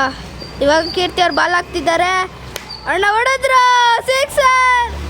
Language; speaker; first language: Kannada; native; Kannada